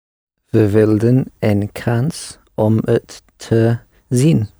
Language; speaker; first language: Dutch; non-native, learner; English